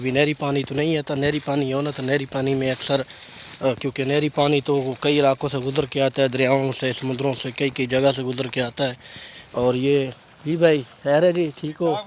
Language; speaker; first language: Urdu; non-native, local second language; Punjabi